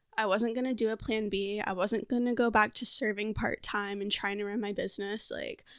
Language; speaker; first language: English; native; English